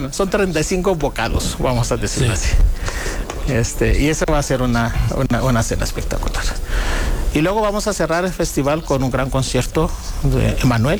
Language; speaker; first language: Spanish; non-native, fluent; Greek